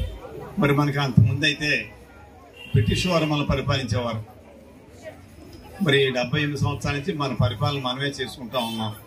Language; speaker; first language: Telugu; native; Telugu